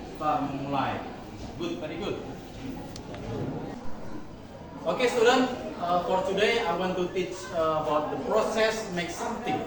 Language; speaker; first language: English; non-native, learner; Indonesian